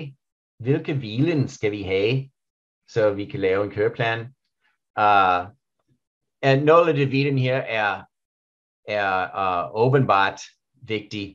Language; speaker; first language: Danish; non-native, learner; English